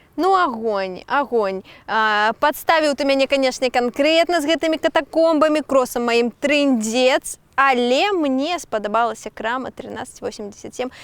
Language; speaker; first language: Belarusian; non-native, local second language; Russian